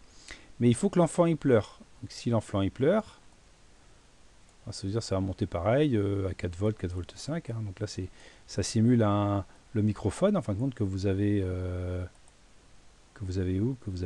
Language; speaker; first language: French; native; French